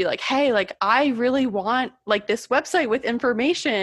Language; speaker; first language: English; native; English